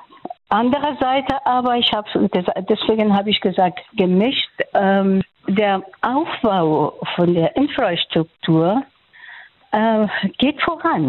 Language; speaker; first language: German; non-native, learner; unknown